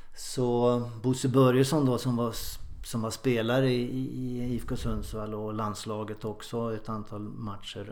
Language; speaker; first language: Swedish; native; Swedish